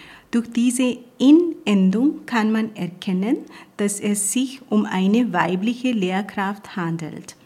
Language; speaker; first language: German; non-native, fluent; Punjabi